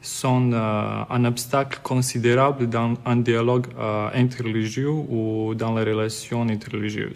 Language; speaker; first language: French; non-native, fluent; Serbian